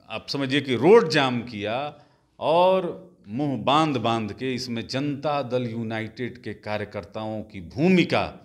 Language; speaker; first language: Hindi; native; Hindi